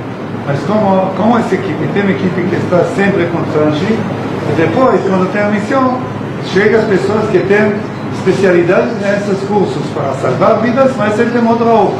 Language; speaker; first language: Portuguese; non-native, learner; Hebrew